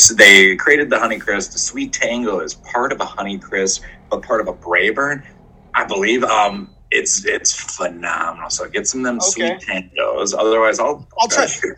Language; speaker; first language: English; native; English